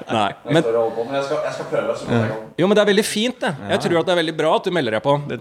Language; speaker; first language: Norwegian; native; Norwegian